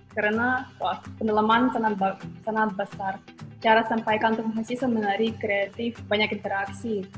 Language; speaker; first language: Indonesian; non-native, fluent; Ukrainian